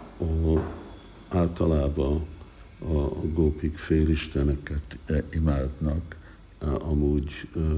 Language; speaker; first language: Hungarian; early bilingual, heritage; Hungarian